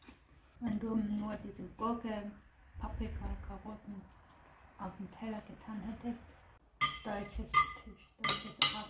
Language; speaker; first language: German; non-native, learner; Korean